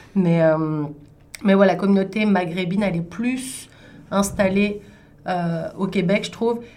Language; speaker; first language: French; native; French